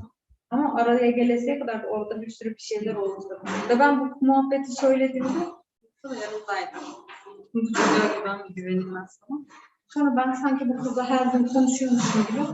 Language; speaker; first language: Turkish; non-native, fluent; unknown